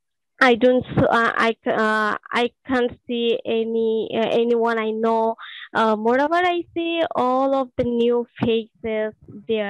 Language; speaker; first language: English; non-native, learner; Bangla